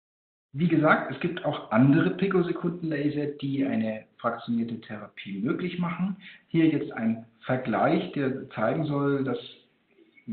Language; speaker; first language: German; native; German